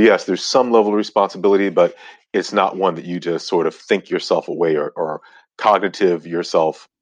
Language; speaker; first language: English; non-native, local second language; Akan